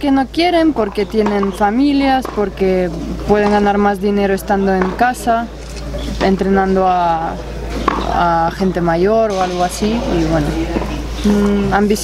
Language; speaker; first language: Spanish; non-native, fluent; Russian